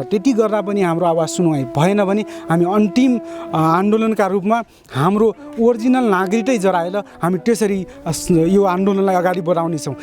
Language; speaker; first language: Nepali; non-native, local second language; Dangaura Tharu